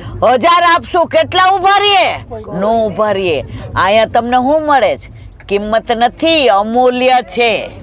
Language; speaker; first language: Gujarati; native; Gujarati